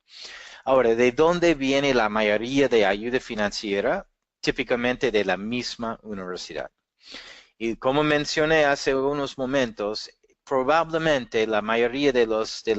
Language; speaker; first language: Spanish; non-native, fluent; English